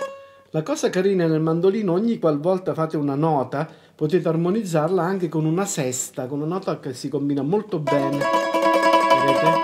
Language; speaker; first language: Italian; native; Italian